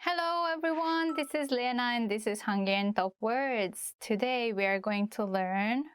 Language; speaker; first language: English; non-native, fluent; Hungarian